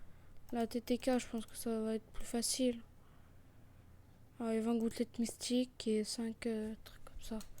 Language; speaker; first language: French; native; French